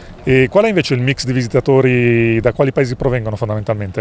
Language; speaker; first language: Italian; native; Italian